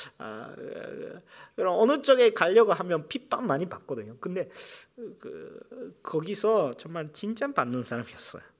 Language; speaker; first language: Korean; non-native, fluent; Japanese